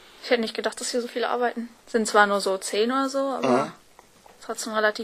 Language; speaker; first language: German; native; German